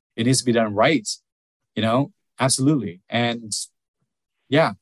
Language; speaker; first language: English; early bilingual, other home language; Vietnamese